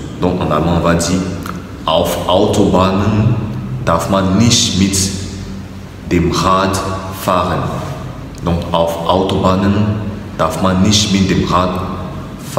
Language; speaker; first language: German; non-native, fluent; French